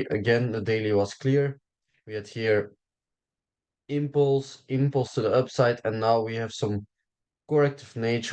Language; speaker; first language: English; non-native, fluent; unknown